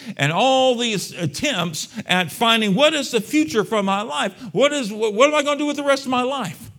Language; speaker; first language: English; native; English